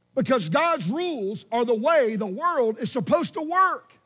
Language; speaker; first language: English; native; English